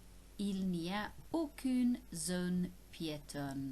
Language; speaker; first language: French; non-native, fluent; English